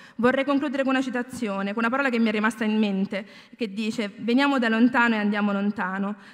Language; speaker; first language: Italian; native; Italian